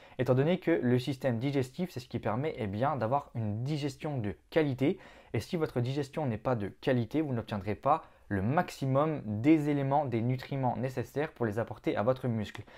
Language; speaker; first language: French; native; French